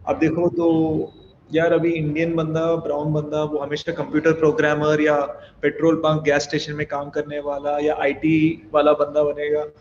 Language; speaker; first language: Hindi; non-native, fluent; Telugu